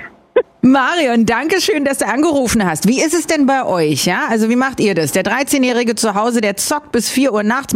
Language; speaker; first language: German; native; German